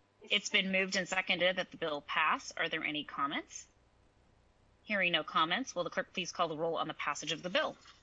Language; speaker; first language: English; early bilingual, other home language; Spanish